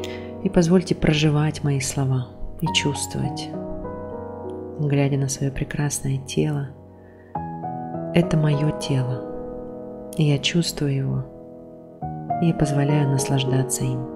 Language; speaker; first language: Russian; native; Russian